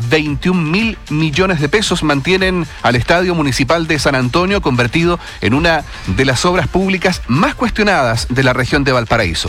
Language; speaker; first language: Spanish; native; Spanish